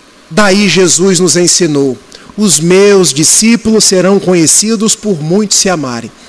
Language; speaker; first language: Portuguese; native; Portuguese